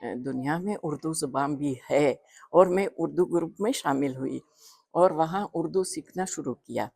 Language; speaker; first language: Hindi; non-native, fluent; Uzbek